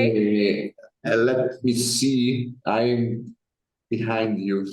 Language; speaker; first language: English; non-native, learner; Italian